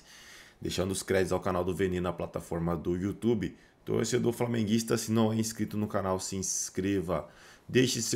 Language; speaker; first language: Portuguese; native; Portuguese